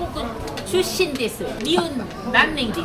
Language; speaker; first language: Japanese; non-native, learner; Korean